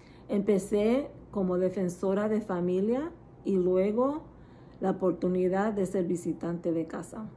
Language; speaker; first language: Spanish; early bilingual, heritage; Spanish